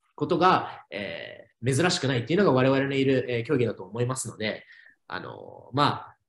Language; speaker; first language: Japanese; native; Japanese